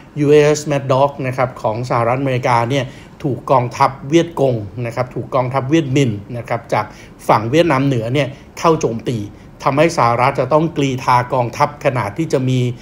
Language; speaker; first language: Thai; native; Thai